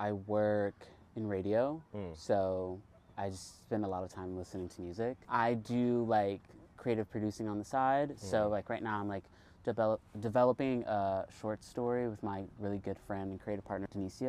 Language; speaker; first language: English; native; English